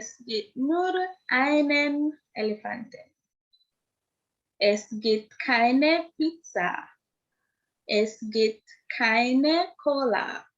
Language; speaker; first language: German; non-native, learner; English